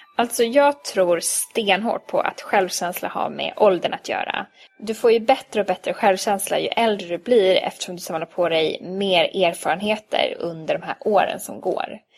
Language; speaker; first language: Swedish; early bilingual, other home language; Hungarian